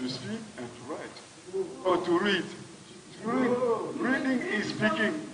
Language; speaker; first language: English; non-native, learner; French